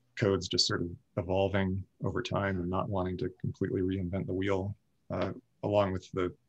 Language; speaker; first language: English; native; English